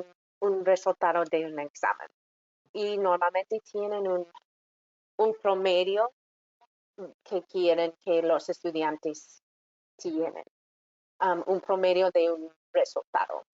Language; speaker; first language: Spanish; non-native, fluent; English